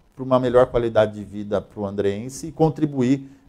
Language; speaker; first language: Portuguese; native; Portuguese